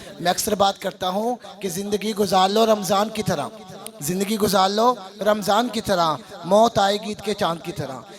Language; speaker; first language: Urdu; non-native, local second language; Punjabi